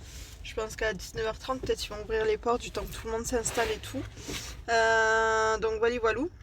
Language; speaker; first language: French; native; French